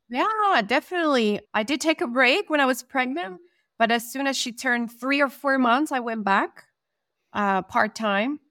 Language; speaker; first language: English; non-native, fluent; Spanish